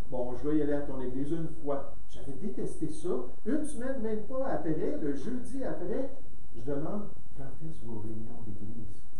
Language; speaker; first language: French; native; French